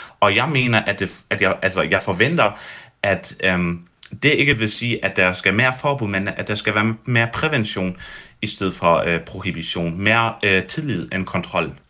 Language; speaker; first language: Danish; early bilingual, heritage; Danish